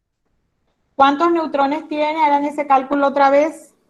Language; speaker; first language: Spanish; native; Spanish